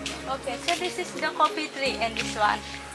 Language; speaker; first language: English; non-native, learner; Indonesian